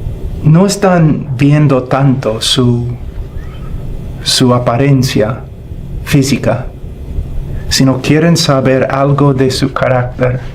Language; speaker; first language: Spanish; non-native, fluent; English